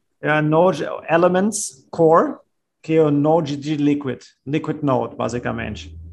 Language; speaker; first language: Portuguese; non-native, fluent; German